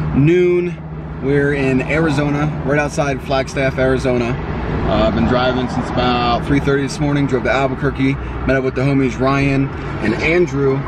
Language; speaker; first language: English; native; English